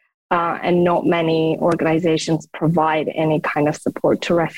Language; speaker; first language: English; non-native, fluent; Persian